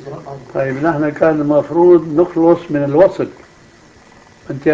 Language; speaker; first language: Arabic; native; Arabic